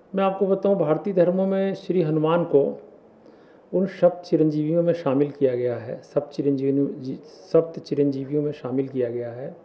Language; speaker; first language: Hindi; native; Hindi